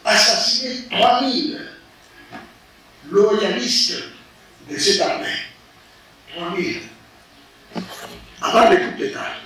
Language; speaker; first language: French; non-native, fluent; Spanish